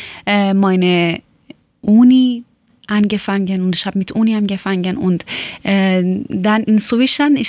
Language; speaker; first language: German; non-native, learner; Persian